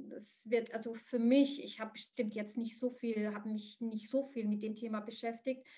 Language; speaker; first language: German; early bilingual, other home language; Arabic